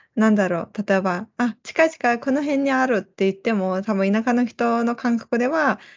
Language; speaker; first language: Japanese; non-native, fluent; Mongolian